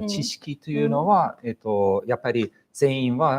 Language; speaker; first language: Japanese; non-native, fluent; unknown